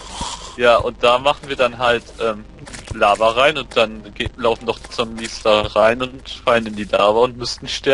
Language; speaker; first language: German; native; German